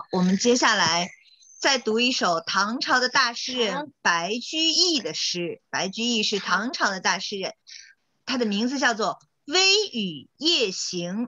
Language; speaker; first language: Chinese; native; Chinese